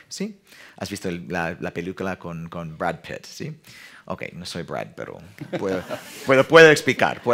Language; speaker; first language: Spanish; non-native, fluent; English